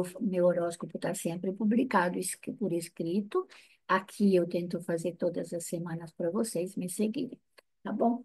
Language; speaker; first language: Portuguese; non-native, fluent; Italian